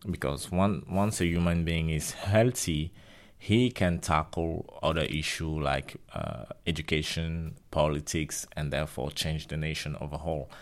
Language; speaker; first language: English; non-native, local second language; French